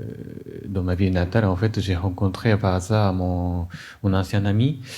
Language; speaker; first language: French; non-native, fluent; Japanese